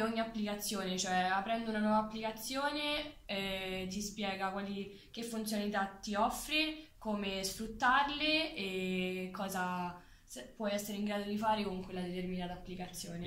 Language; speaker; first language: Italian; native; Italian